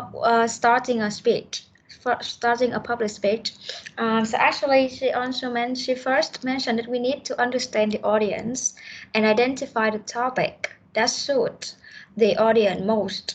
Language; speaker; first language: English; non-native, fluent; Vietnamese